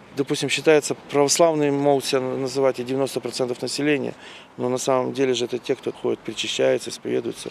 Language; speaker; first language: Russian; native; Russian